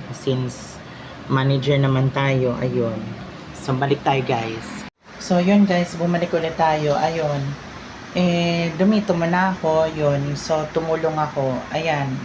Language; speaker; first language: Filipino; non-native, local second language; Cebuano